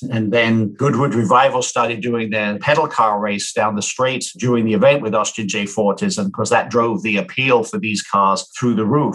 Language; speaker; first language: English; native; English